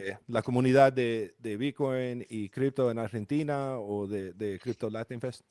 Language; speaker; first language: Spanish; non-native, fluent; English